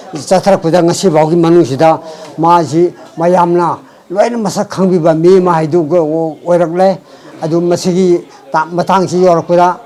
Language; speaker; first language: Manipuri; native; Manipuri